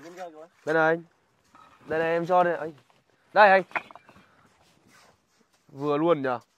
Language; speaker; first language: Vietnamese; native; Vietnamese